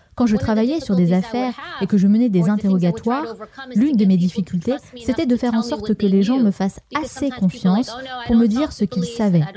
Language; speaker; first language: French; non-native, fluent; Greek